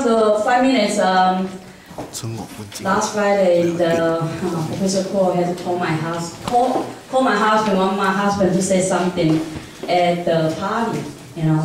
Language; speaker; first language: English; non-native, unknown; Min Nan Chinese